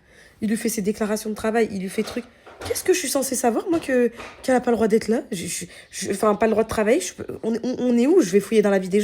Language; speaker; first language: French; native; French